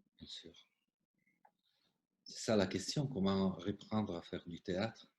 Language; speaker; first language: French; non-native, fluent; Italian